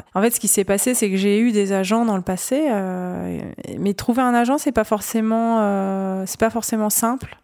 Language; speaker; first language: French; native; French